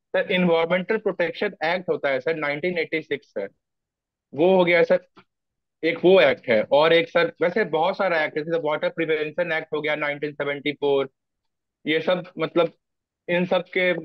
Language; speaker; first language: Hindi; native; Hindi